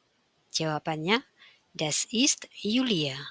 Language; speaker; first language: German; non-native, fluent; Indonesian